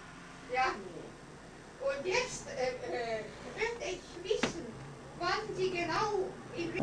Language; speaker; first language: German; non-native, learner; Estonian